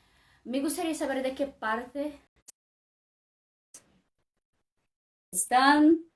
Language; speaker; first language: Spanish; non-native, fluent; Portuguese